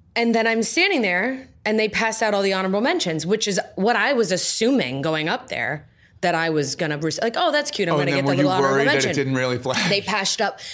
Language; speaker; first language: English; native; English